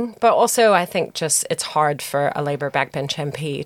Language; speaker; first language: English; native; English